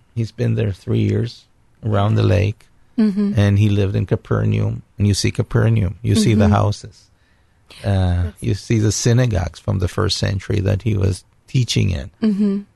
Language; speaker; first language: English; non-native, fluent; Hebrew